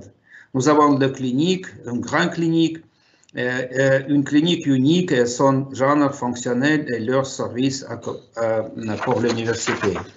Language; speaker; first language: French; non-native, fluent; Russian